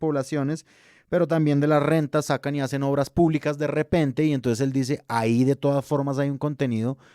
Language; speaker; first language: Spanish; native; Spanish